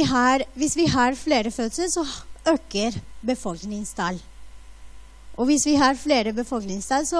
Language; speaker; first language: Norwegian; non-native, fluent; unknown